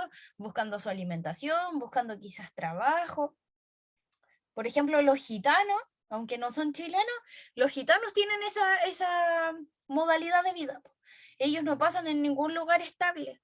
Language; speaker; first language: Spanish; native; Spanish